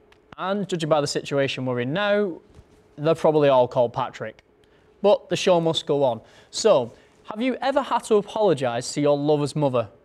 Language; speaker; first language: English; native; English